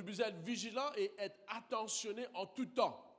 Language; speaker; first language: French; non-native, local second language; Morisyen